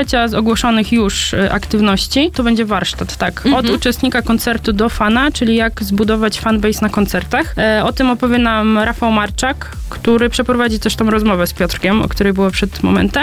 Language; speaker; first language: Polish; native; Polish